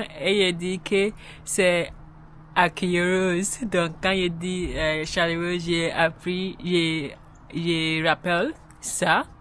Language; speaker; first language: French; non-native, learner; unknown